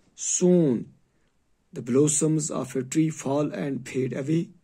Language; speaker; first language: English; non-native, local second language; Urdu